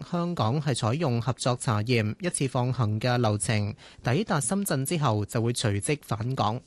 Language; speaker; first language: Chinese; non-native, local second language; Cantonese